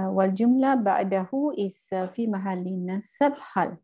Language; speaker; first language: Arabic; non-native, learner; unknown